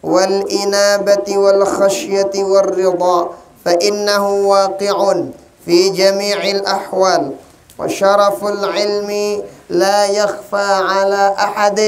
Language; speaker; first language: Arabic; non-native, fluent; Indonesian